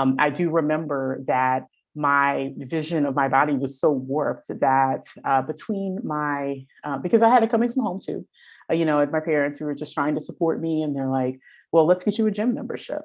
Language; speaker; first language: English; native; English